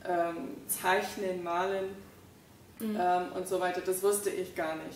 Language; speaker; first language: German; non-native, fluent; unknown